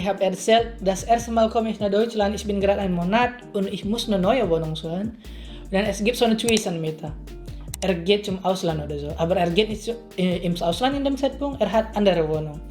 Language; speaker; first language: German; non-native, learner; Indonesian